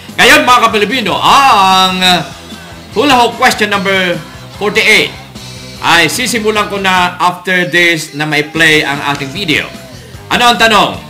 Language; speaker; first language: Filipino; native; Filipino